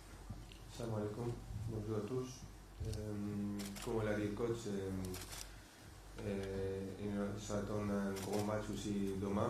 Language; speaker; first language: French; non-native, fluent; Spanish